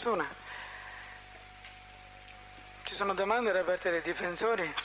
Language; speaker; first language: Italian; native; Italian